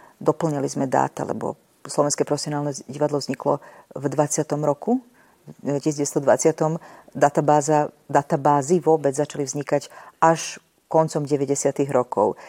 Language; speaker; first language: Slovak; native; Slovak